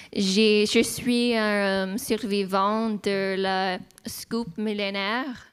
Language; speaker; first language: French; non-native, local second language; English